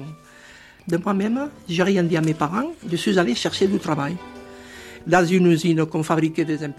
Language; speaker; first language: French; non-native, fluent; Spanish